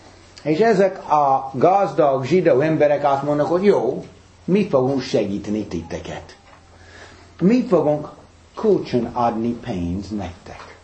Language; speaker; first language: Hungarian; non-native, fluent; English